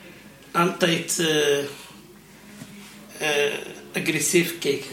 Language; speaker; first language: Dutch; non-native, learner; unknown